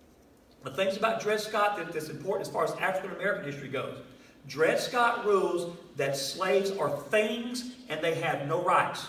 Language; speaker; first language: English; native; English